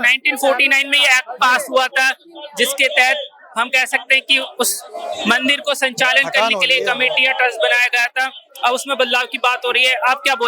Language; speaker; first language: Hindi; native; Hindi